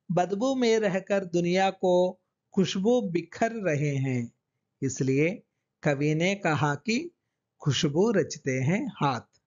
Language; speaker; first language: Hindi; non-native, local second language; Telugu